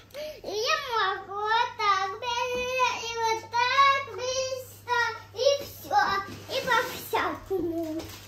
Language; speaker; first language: Russian; early bilingual, heritage; Russian